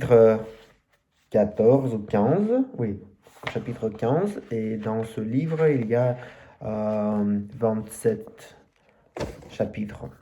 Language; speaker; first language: French; non-native, learner; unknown